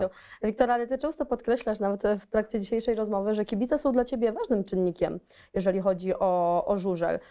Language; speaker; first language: Polish; native; Polish